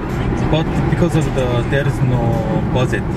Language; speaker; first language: English; non-native, learner; Korean